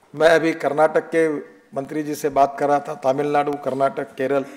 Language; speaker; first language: Hindi; non-native, local second language; Marathi